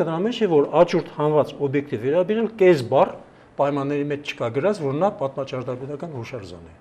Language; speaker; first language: Armenian; native; Armenian